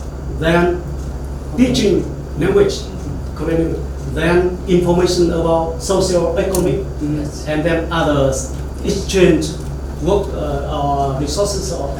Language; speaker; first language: English; non-native, learner; Vietnamese